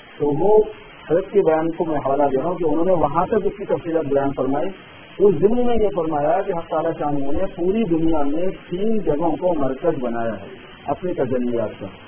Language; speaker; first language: Urdu; native; Urdu